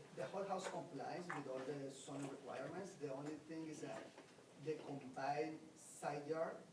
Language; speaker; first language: English; non-native, fluent; Spanish